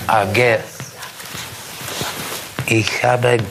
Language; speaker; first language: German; non-native, learner; Russian